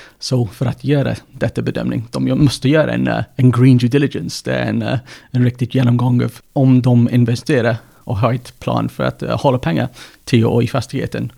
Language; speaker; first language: Swedish; non-native, fluent; English